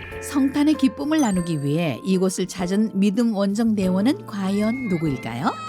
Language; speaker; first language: Korean; native; Korean